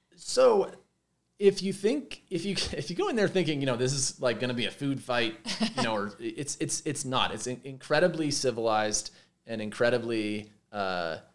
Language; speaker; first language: English; native; English